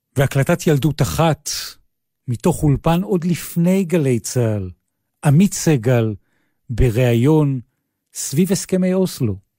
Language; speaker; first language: Hebrew; native; Hebrew